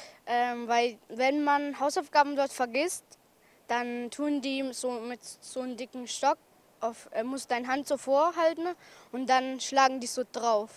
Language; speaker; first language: German; early bilingual, other home language; Persian